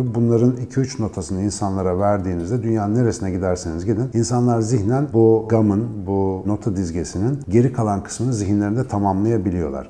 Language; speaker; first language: Turkish; native; Turkish